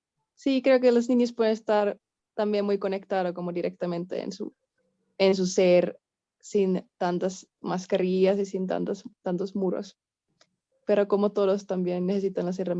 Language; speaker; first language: Spanish; non-native, fluent; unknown